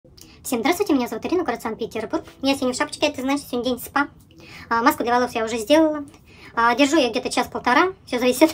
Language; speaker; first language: Russian; native; Russian